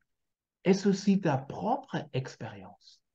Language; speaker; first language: French; non-native, fluent; German